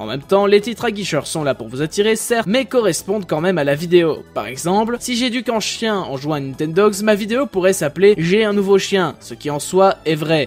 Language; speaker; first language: French; native; French